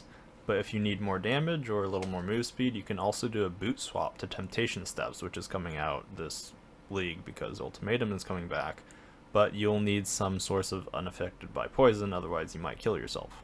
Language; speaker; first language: English; native; English